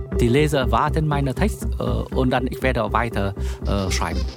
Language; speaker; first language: German; non-native, learner; Vietnamese